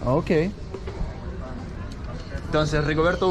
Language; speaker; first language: Spanish; non-native, learner; English